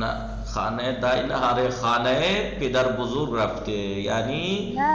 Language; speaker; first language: Persian; non-native, fluent; Urdu